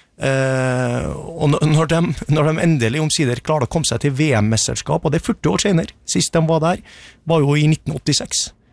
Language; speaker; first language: Norwegian; early bilingual, other home language; Arabic